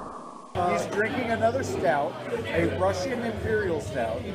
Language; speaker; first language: English; native; English